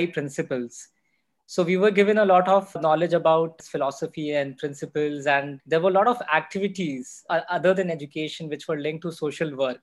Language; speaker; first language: English; non-native, local second language; Hindi